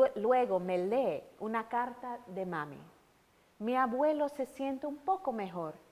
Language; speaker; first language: Spanish; early bilingual, heritage; Spanish